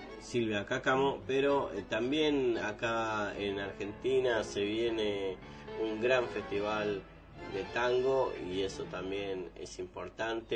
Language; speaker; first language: Spanish; native; Spanish